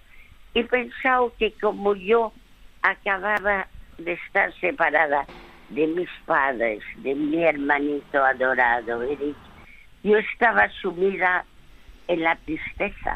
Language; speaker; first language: Spanish; early bilingual, other home language; French